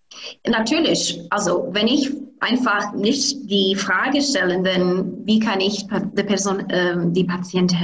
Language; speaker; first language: German; non-native, fluent; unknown